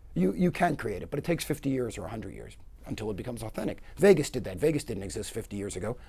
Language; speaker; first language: English; native; English